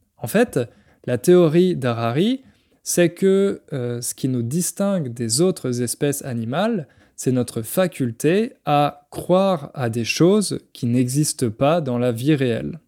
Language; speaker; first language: French; native; French